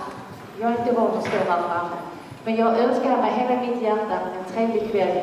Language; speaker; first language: Swedish; non-native, fluent; Italian